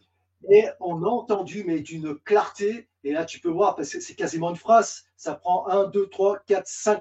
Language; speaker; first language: French; native; French